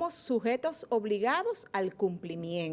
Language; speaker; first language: Spanish; native; Spanish